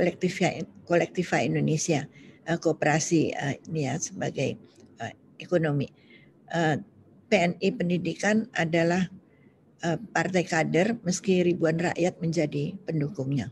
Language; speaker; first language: Indonesian; native; Indonesian